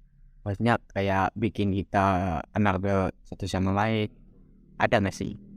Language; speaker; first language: Indonesian; native; Indonesian